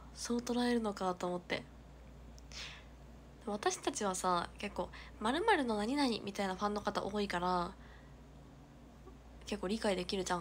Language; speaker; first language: Japanese; native; Japanese